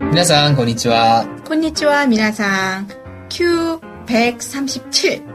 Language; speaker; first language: Japanese; non-native, fluent; Korean